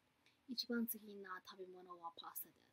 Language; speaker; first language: Japanese; non-native, learner; English